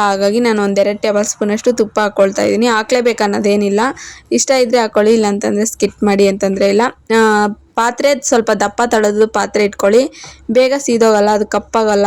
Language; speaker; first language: Kannada; non-native, local second language; Telugu